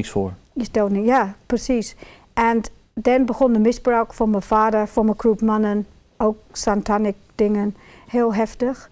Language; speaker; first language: Dutch; non-native, fluent; English